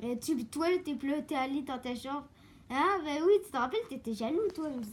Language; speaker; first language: French; native; French